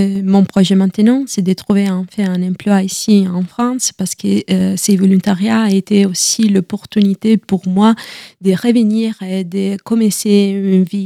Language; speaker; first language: French; non-native, learner; Italian